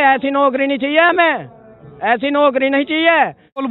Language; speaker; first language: Hindi; native; Hindi